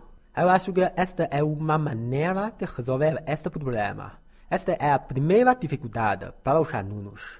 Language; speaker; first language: Portuguese; non-native, learner; Chinese